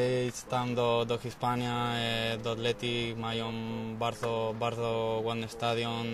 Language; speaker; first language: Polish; non-native, learner; Spanish